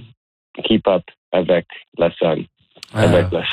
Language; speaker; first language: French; non-native, learner; English